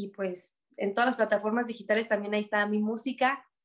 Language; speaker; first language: Spanish; native; Spanish